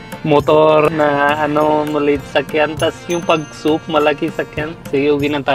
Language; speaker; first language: Filipino; non-native, learner; Punjabi